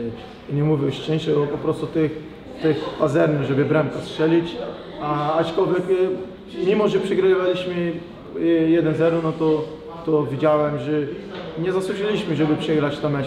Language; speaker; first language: Polish; non-native, fluent; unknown